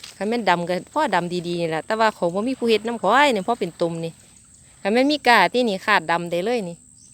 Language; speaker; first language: Thai; native; Thai